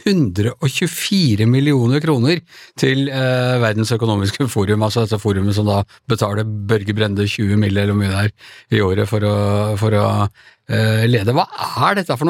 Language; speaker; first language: Norwegian; native; Norwegian